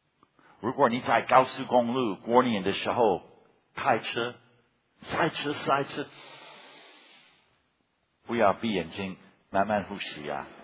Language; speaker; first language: Chinese; non-native, fluent; English